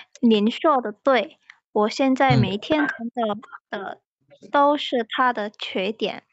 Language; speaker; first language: Chinese; non-native, learner; Indonesian